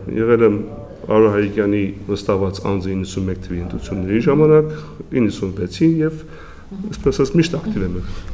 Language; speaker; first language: Armenian; native; Armenian